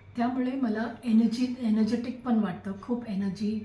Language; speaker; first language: Marathi; non-native, local second language; Tamil